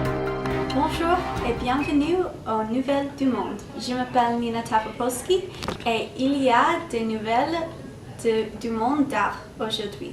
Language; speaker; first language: French; non-native, learner; English